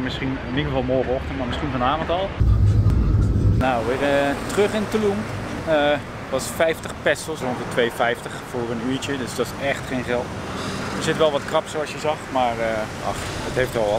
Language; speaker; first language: Dutch; native; Dutch